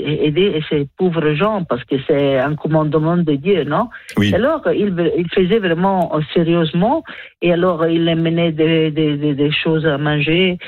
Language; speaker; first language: French; non-native, learner; Italian